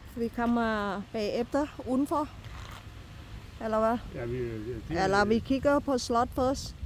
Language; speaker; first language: Danish; non-native, learner; Thai